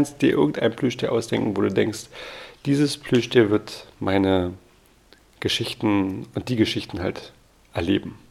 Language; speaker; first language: German; native; German